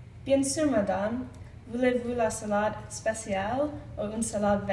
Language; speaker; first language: French; non-native, learner; English